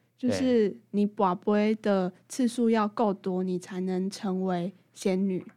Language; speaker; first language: Chinese; native; Chinese